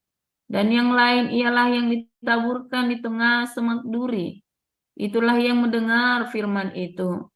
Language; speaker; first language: Indonesian; native; Indonesian